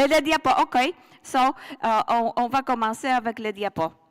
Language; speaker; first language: French; non-native, learner; Polish